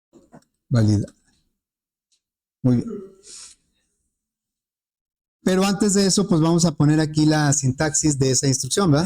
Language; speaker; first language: Spanish; native; Spanish